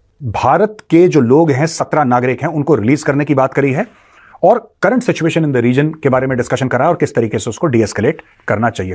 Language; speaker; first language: Hindi; native; Hindi